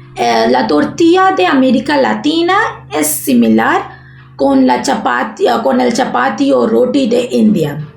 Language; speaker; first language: Spanish; non-native, learner; Bangla